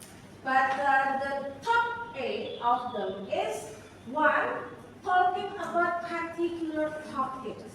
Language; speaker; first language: English; non-native, fluent; Indonesian